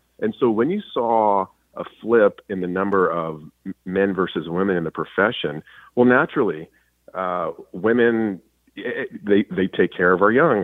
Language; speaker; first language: English; native; English